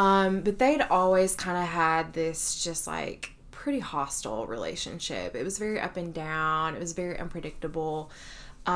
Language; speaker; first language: English; native; English